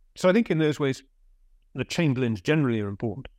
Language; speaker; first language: English; native; English